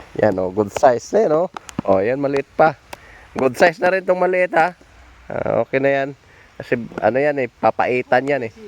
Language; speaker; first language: Filipino; non-native, local second language; Cebuano